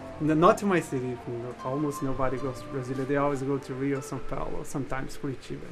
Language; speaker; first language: English; non-native, fluent; Portuguese